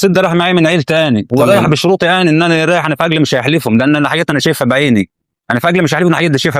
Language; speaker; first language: Arabic; native; Arabic